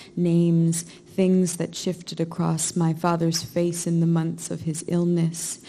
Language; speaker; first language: English; native; English